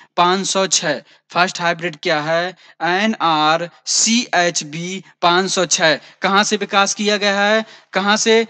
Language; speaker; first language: Hindi; native; Hindi